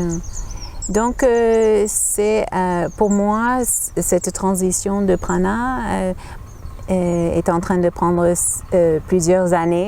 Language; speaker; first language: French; non-native, fluent; English